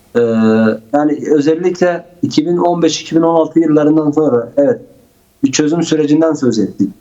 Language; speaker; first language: Turkish; non-native, local second language; Kurdish